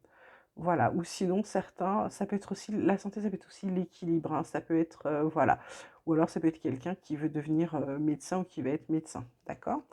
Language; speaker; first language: French; native; French